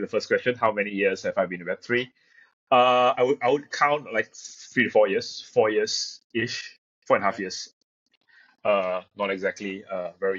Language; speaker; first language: English; non-native, local second language; Chinese